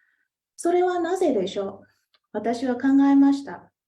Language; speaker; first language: Japanese; non-native, fluent; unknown